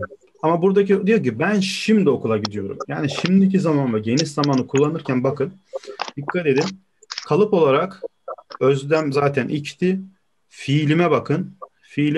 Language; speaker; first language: Turkish; native; Turkish